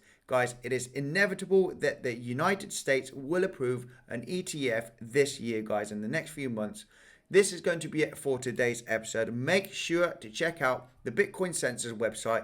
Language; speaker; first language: English; native; English